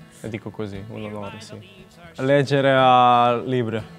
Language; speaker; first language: Italian; non-native, learner; Macedonian